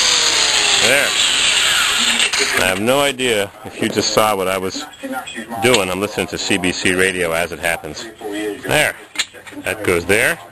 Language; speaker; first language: English; native; English